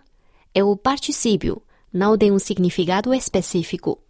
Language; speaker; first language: Portuguese; non-native, fluent; Chinese